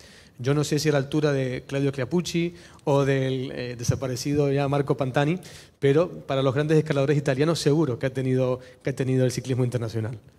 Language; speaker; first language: Spanish; native; Spanish